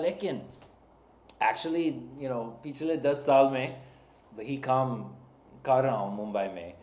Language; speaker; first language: Hindi; non-native, learner; English